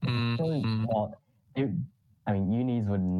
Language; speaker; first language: English; non-native, local second language; Cantonese